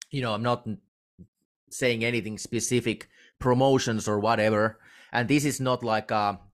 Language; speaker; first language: English; non-native, fluent; Finnish